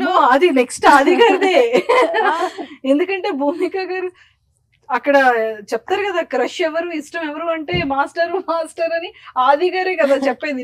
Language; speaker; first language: Telugu; native; Telugu